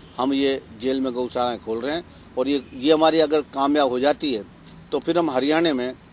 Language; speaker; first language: Hindi; native; Hindi